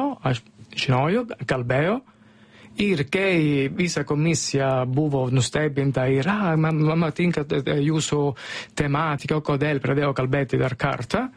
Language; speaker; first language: Lithuanian; non-native, learner; Italian